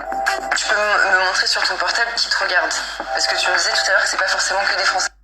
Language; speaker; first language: French; native; French